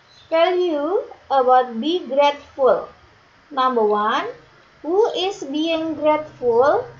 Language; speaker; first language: English; non-native, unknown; Indonesian